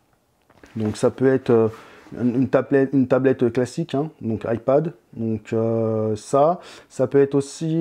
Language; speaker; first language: French; native; French